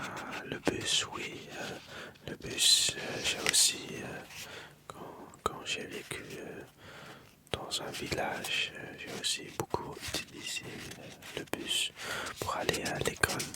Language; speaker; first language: French; early bilingual, other home language; Dutch